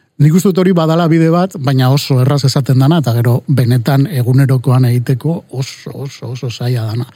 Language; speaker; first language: Basque; non-native, local second language; Spanish